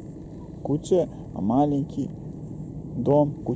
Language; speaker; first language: Russian; non-native, learner; Serbian